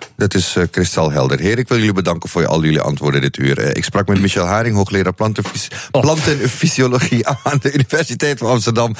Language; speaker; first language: Dutch; native; Dutch